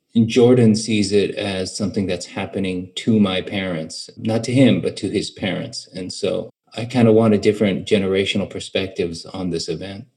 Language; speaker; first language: English; native; English